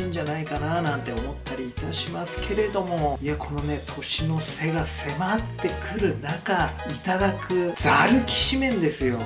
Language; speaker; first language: Japanese; native; Japanese